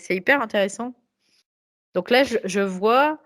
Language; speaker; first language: French; native; French